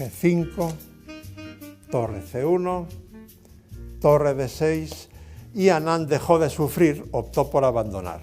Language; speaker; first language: Spanish; native; Spanish